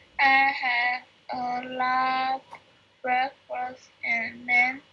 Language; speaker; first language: English; non-native, learner; Chinese